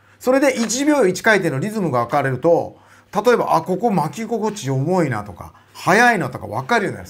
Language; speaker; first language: Japanese; native; Japanese